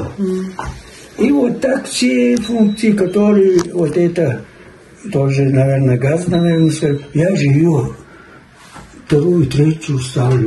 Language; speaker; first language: Russian; non-native, fluent; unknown